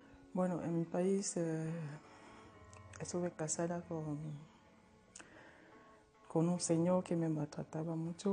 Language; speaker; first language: Spanish; non-native, learner; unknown